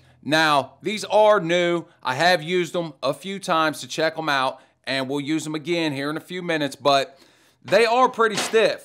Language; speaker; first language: English; native; English